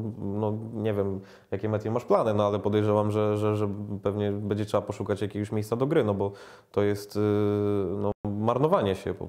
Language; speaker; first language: Polish; native; Polish